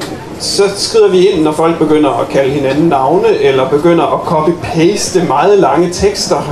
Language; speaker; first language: Danish; native; Danish